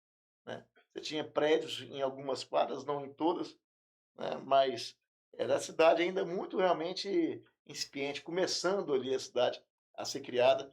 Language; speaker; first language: Portuguese; native; Portuguese